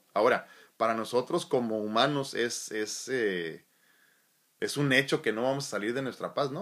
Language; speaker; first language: Spanish; native; Spanish